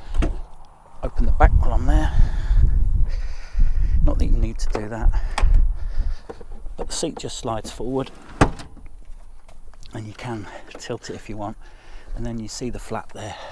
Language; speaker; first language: English; native; English